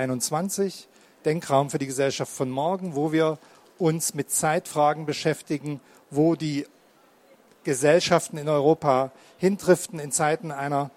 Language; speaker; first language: German; native; German